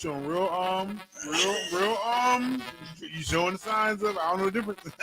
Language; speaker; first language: English; native; English